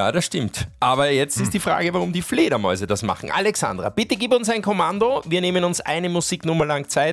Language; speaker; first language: German; native; German